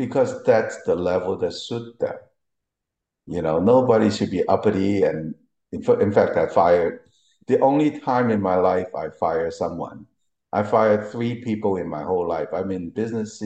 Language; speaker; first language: English; early bilingual, other home language; Cantonese